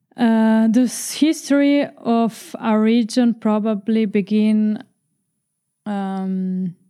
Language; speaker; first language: English; non-native, fluent; Italian